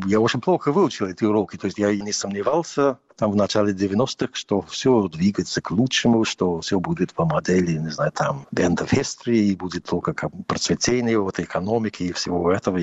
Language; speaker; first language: Russian; non-native, fluent; English